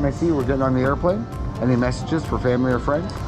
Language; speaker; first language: English; native; English